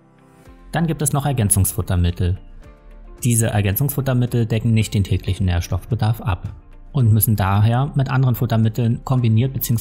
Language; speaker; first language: German; native; German